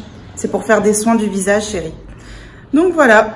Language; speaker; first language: French; native; French